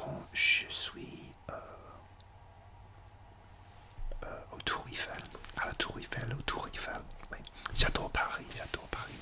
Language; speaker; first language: French; non-native, learner; English